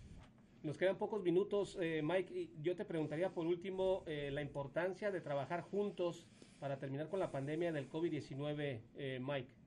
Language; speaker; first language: Spanish; native; Spanish